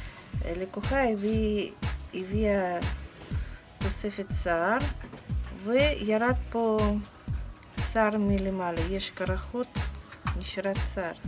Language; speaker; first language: Hebrew; non-native, fluent; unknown